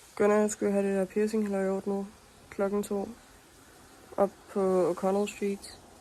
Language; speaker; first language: Danish; native; Danish